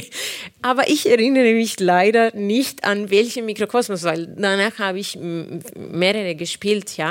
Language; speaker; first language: German; non-native, fluent; Spanish